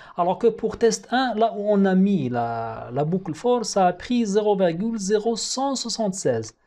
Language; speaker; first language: French; non-native, local second language; Arabic